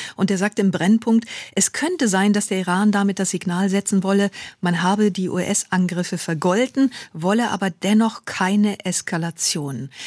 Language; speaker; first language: German; native; German